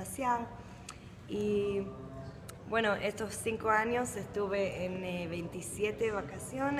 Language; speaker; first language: Spanish; early bilingual, heritage; Spanish